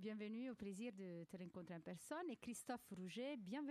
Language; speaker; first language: French; native; French